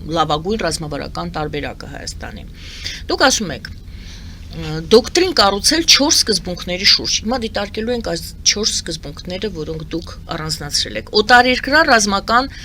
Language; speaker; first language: Armenian; native; Armenian